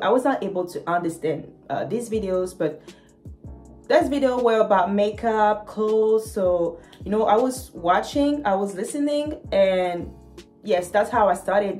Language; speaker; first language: English; non-native, fluent; Lingala